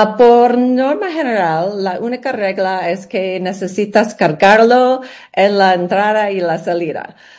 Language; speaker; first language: Spanish; non-native, learner; English